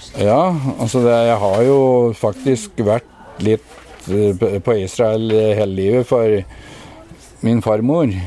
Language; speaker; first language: Norwegian; native; Norwegian